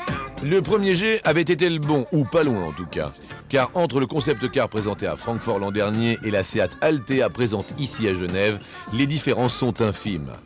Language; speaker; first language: French; native; French